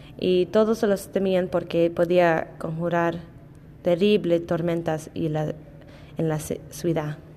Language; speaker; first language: Spanish; non-native, learner; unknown